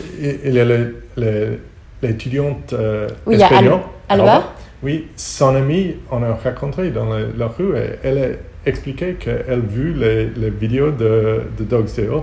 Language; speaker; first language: French; non-native, learner; Hebrew